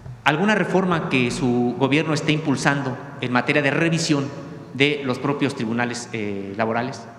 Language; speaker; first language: Spanish; native; Spanish